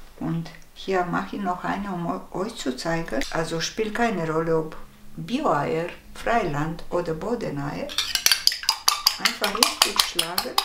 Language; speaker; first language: German; non-native, fluent; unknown